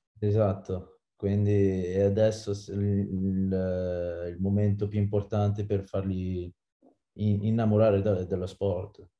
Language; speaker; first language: Italian; non-native, fluent; French